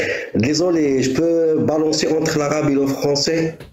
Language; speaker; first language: French; non-native, local second language; Arabic